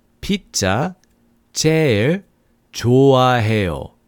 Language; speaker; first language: Korean; non-native, fluent; English